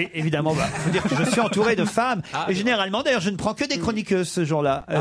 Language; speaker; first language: French; native; French